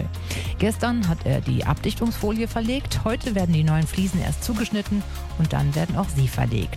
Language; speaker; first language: German; native; German